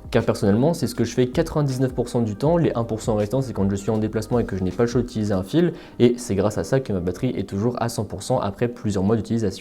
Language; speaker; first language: French; native; French